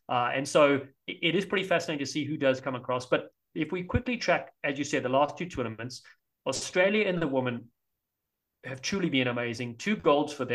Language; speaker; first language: English; native; English